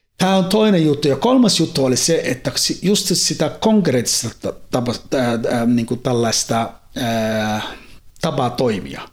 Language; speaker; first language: Finnish; non-native, fluent; Somali